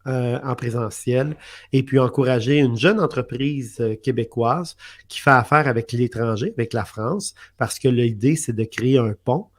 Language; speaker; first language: French; native; French